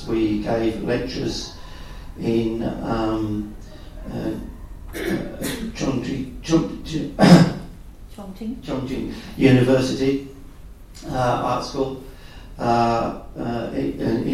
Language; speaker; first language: English; native; English